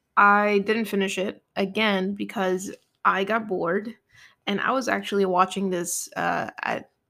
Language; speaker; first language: English; early bilingual, other home language; Spanish